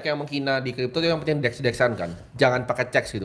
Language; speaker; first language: Indonesian; native; Indonesian